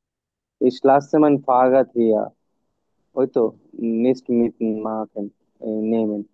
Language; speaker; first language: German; non-native, learner; Bangla